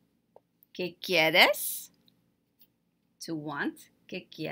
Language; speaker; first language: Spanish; non-native, learner; English